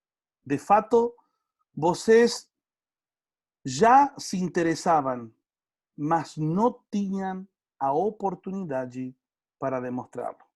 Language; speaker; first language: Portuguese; non-native, learner; Spanish